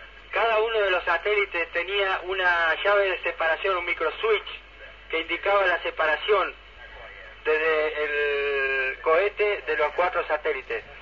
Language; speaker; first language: Spanish; native; Spanish